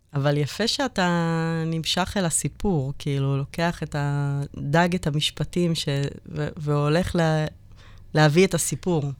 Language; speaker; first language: Hebrew; native; Hebrew